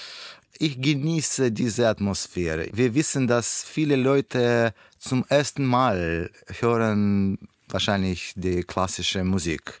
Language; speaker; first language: German; non-native, learner; Russian